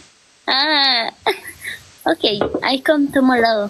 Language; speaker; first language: English; non-native, learner; Albanian